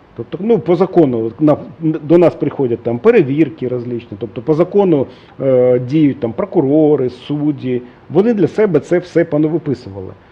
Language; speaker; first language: Ukrainian; non-native, local second language; Russian